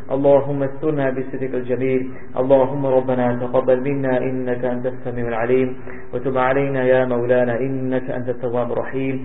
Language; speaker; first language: Arabic; non-native, fluent; English